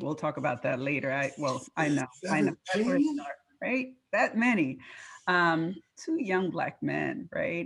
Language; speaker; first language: English; non-native, fluent; Spanish